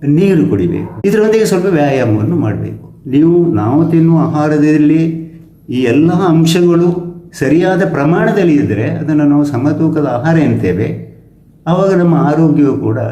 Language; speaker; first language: Kannada; native; Kannada